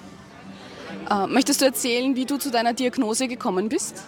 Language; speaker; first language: German; native; German